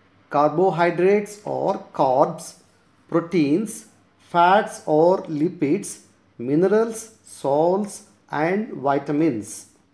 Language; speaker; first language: English; non-native, local second language; Telugu